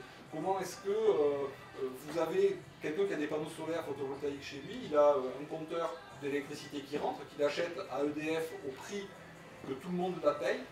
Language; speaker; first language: French; native; French